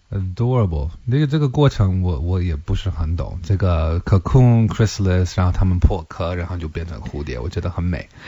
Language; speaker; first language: Chinese; early bilingual, heritage; Chinese